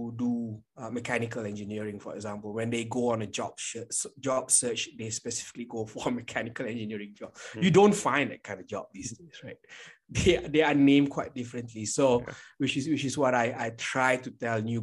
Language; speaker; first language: English; non-native, local second language; Malay